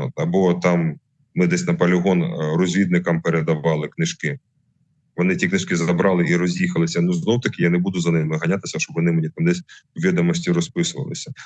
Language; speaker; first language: Ukrainian; native; Ukrainian